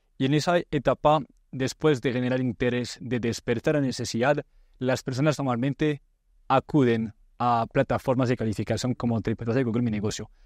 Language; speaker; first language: Spanish; non-native, fluent; French